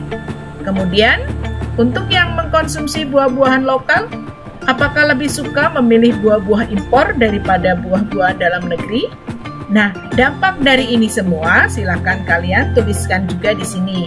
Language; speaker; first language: Indonesian; native; Indonesian